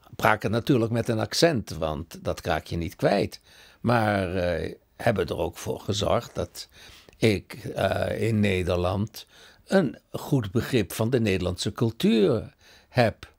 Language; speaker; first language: Dutch; early bilingual, other home language; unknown